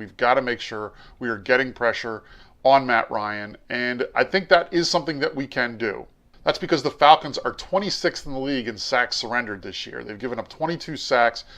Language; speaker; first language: English; native; English